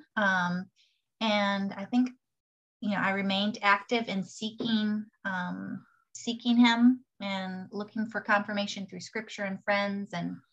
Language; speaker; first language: English; native; English